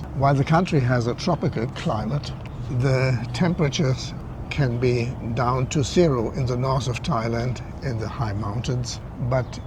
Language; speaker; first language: English; non-native, fluent; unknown